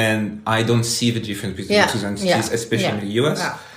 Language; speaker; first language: English; non-native, fluent; French